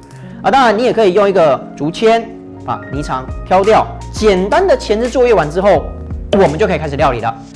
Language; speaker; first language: Chinese; native; Chinese